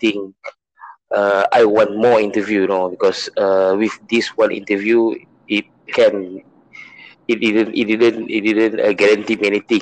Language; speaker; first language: English; non-native, local second language; Malay